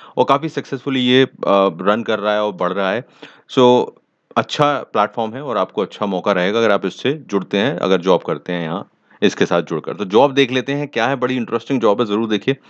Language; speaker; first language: Hindi; native; Hindi